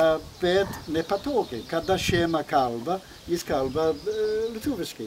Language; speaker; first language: Lithuanian; non-native, learner; English